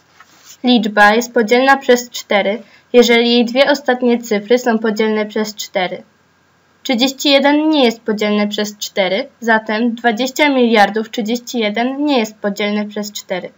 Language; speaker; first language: Polish; native; Polish